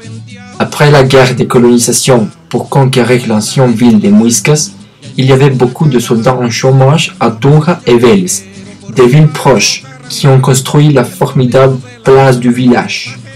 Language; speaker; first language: French; non-native, learner; Spanish